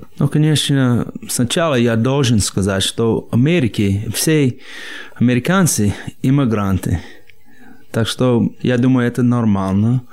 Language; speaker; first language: Russian; non-native, fluent; English